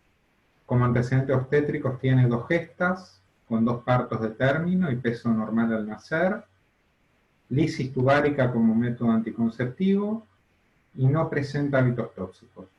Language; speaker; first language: Spanish; native; Spanish